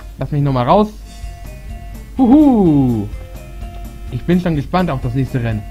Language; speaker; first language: German; native; German